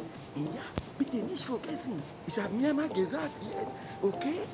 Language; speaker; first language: German; non-native, learner; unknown